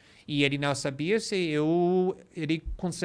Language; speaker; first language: Portuguese; non-native, fluent; English